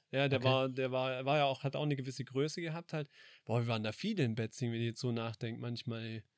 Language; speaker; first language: German; native; German